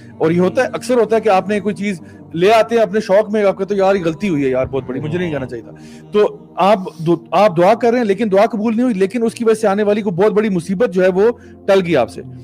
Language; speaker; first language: Urdu; early bilingual, heritage; Urdu